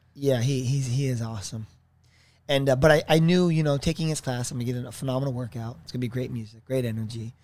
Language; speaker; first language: English; native; English